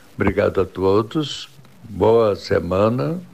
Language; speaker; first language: Portuguese; native; Portuguese